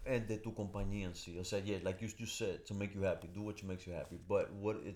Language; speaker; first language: English; early bilingual, other home language; Spanish